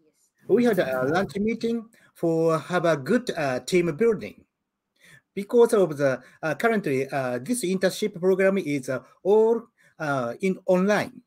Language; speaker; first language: English; non-native, learner; Japanese